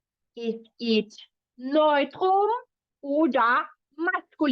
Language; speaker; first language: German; non-native, fluent; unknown